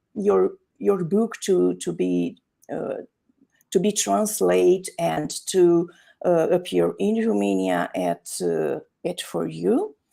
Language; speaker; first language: English; non-native, fluent; Romanian